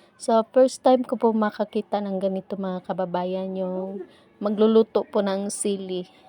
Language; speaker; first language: Filipino; non-native, local second language; Cebuano